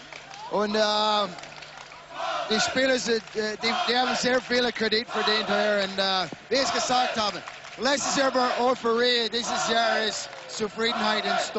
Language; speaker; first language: German; non-native, fluent; English